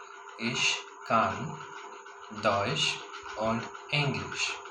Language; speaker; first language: German; non-native, fluent; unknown